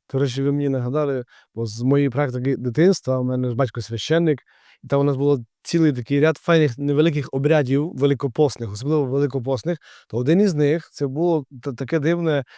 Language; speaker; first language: Ukrainian; native; Ukrainian